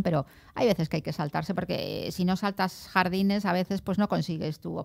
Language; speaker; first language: Spanish; native; Spanish